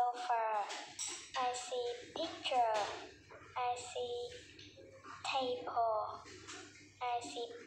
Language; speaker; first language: English; non-native, learner; Vietnamese